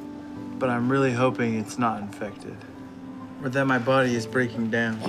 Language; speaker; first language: English; native; English